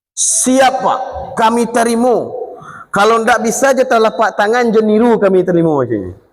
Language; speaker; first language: Malay; non-native, local second language; Minangkabau